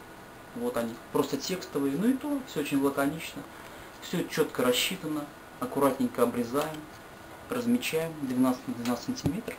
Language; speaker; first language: Russian; native; Russian